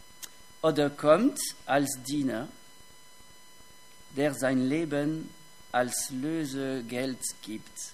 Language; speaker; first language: German; non-native, fluent; French